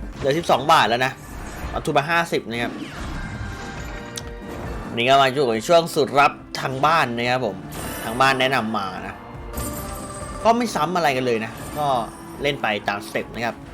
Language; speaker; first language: Thai; native; Thai